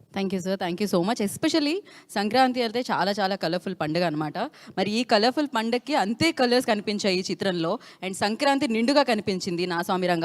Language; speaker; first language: Telugu; native; Telugu